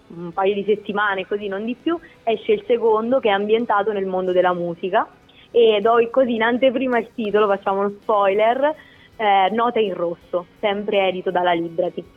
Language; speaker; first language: Italian; native; Italian